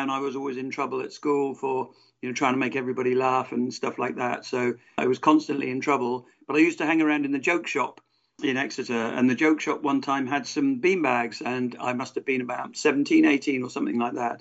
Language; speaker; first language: English; native; English